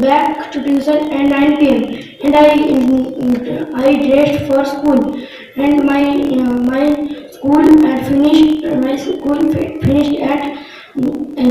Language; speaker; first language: English; non-native, learner; Bangla